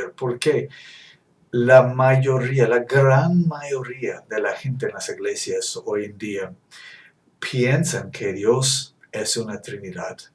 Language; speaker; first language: Spanish; non-native, learner; English